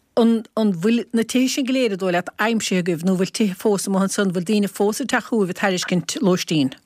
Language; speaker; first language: Irish; native; Irish